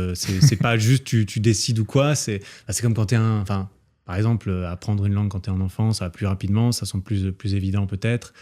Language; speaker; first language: French; native; French